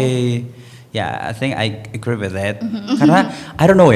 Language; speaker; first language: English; non-native, learner; Indonesian